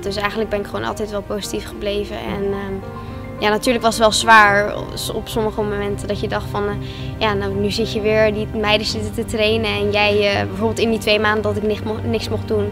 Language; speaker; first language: Dutch; early bilingual, other home language; Icelandic